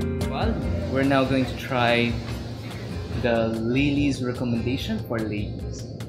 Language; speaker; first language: English; non-native, local second language; Filipino